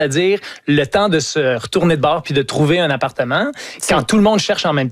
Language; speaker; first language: French; native; French